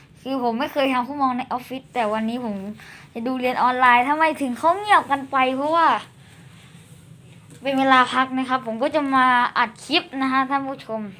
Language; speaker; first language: Thai; native; Thai